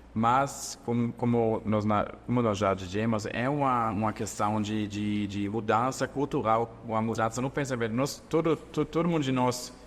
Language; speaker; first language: Portuguese; non-native, fluent; German